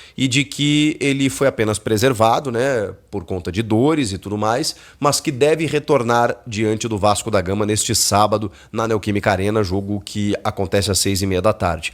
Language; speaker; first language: Portuguese; native; Portuguese